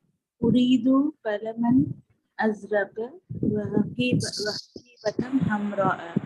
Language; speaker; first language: Arabic; non-native, learner; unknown